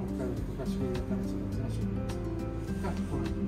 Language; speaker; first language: Japanese; native; Japanese